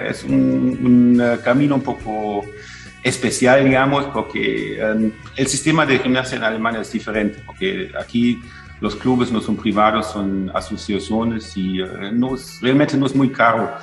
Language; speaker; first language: Spanish; non-native, fluent; German